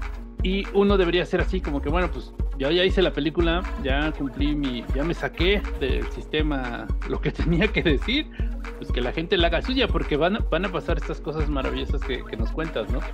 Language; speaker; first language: Spanish; native; Spanish